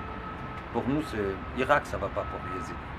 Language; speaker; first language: French; non-native, learner; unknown